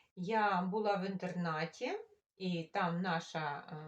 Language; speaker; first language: Ukrainian; non-native, local second language; Russian